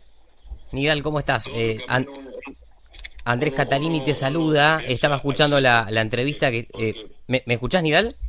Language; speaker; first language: Spanish; native; Spanish